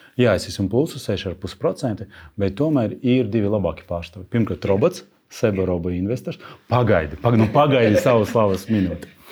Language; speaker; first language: Latvian; non-native, local second language; Russian